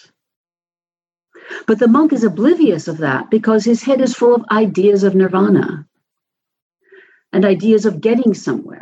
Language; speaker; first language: English; native; English